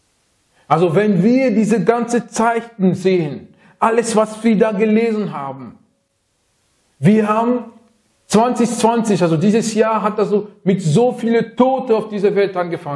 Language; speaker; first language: German; non-native, fluent; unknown